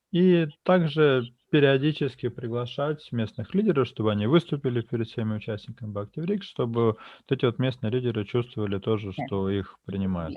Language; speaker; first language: Russian; native; Russian